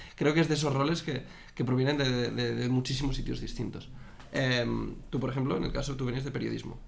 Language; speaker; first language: Spanish; native; Spanish